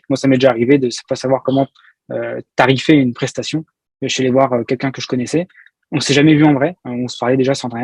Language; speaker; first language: French; native; French